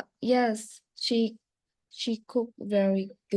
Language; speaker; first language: English; non-native, learner; Vietnamese